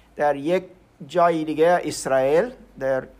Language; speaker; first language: Persian; non-native, learner; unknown